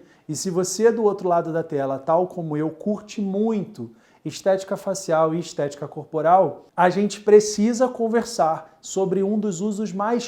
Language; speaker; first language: Portuguese; native; Portuguese